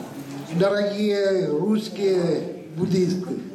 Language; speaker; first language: Russian; non-native, fluent; Vietnamese